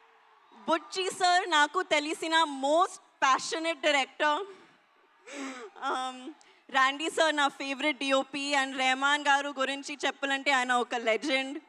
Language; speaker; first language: Telugu; non-native, learner; Hindi